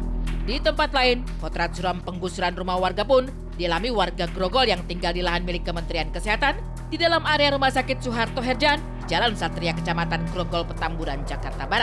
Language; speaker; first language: Indonesian; native; Indonesian